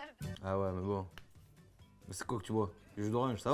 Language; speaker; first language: French; native; French